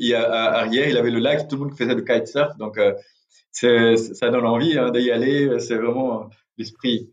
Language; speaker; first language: French; non-native, fluent; Portuguese